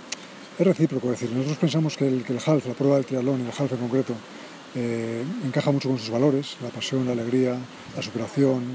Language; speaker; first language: Spanish; native; Spanish